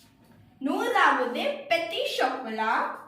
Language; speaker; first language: French; non-native, fluent; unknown